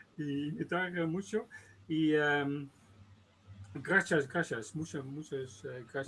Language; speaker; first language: Spanish; non-native, learner; Dutch